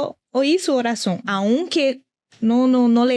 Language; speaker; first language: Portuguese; non-native, learner; Spanish